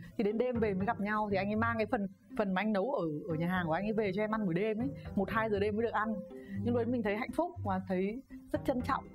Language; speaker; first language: Vietnamese; native; Vietnamese